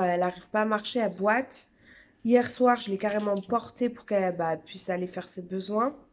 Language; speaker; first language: French; native; French